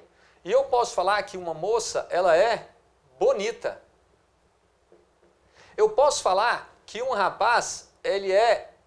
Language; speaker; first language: Portuguese; native; Portuguese